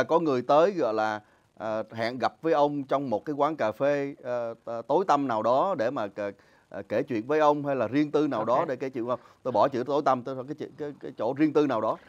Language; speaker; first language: Vietnamese; native; Vietnamese